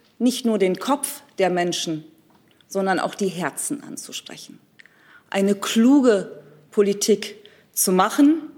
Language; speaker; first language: German; early bilingual, other home language; Turkish